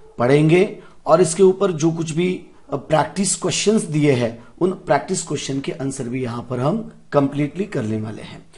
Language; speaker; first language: Hindi; non-native, local second language; Marathi